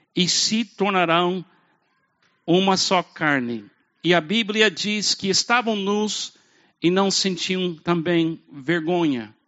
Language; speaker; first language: Portuguese; non-native, fluent; English